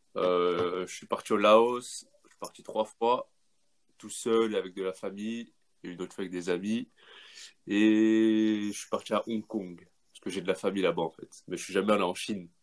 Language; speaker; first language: French; native; French